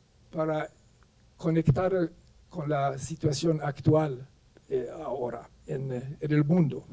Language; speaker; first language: Spanish; non-native, fluent; Swedish